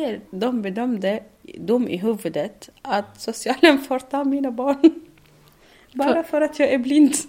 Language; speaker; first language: Swedish; non-native, learner; Arabic